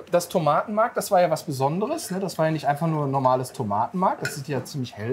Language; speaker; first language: German; native; German